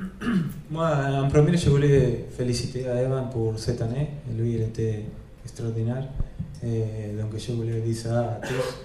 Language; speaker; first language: French; non-native, learner; Spanish